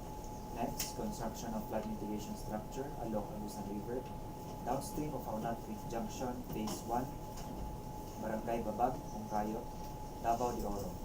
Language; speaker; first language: English; non-native, local second language; Cebuano